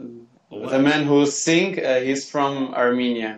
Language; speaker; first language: English; non-native, learner; Armenian